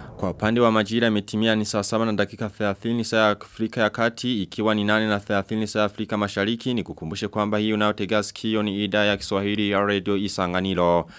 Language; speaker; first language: Swahili; non-native, local second language; Rundi